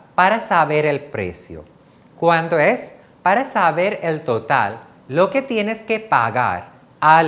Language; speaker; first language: Spanish; non-native, fluent; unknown